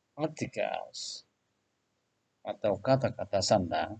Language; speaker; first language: English; non-native, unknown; Indonesian